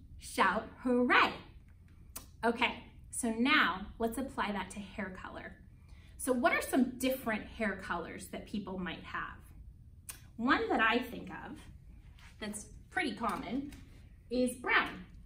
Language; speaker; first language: English; native; English